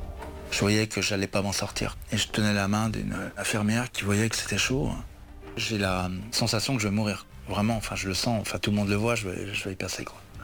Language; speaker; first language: French; native; French